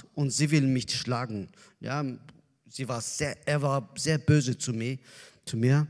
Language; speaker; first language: German; non-native, learner; Azerbaijani